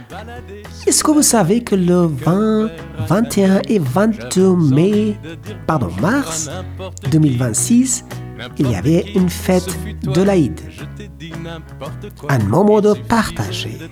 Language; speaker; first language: French; non-native, learner; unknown